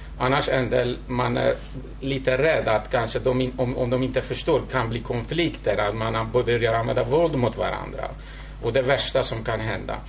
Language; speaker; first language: Swedish; non-native, fluent; Kurdish